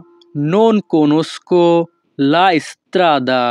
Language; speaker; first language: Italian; non-native, learner; Bangla